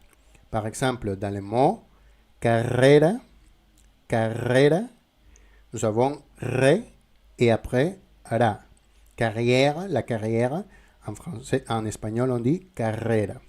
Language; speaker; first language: French; non-native, fluent; Spanish